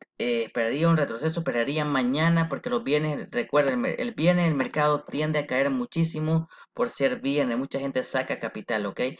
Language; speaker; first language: Spanish; early bilingual, heritage; Spanish